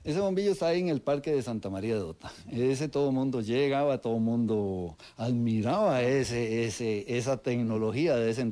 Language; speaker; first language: Spanish; native; Spanish